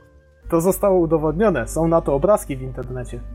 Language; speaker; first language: Polish; native; Polish